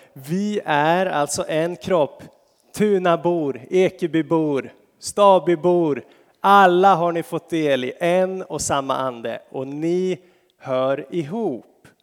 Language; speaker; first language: Swedish; native; Swedish